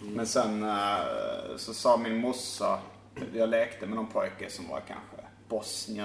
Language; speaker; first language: Swedish; native; Swedish